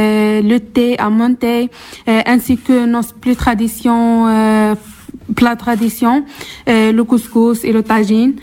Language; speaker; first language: French; non-native, learner; Arabic